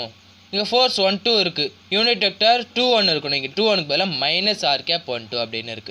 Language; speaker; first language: Tamil; native; Tamil